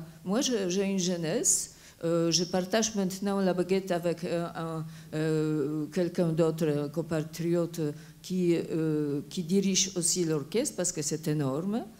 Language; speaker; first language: French; non-native, fluent; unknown